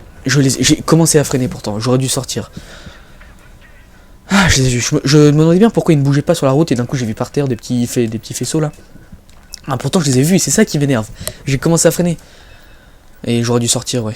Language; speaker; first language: French; native; French